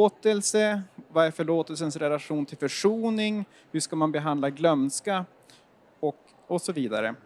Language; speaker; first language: Swedish; native; Swedish